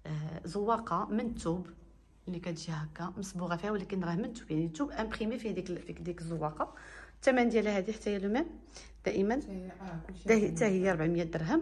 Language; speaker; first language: Arabic; native; Arabic